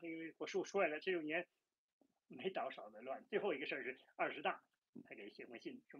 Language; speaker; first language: Chinese; native; Chinese